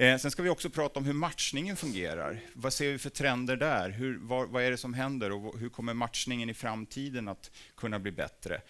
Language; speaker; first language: Swedish; native; Swedish